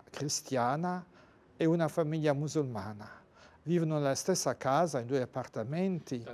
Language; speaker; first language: Italian; non-native, fluent; Luxembourgish